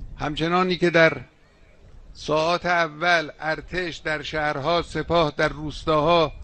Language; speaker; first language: Persian; native; Persian